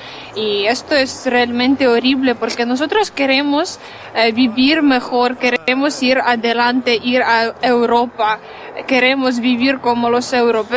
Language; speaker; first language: Spanish; non-native, fluent; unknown